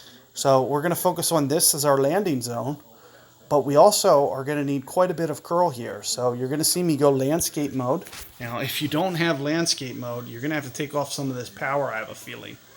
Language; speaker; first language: English; native; English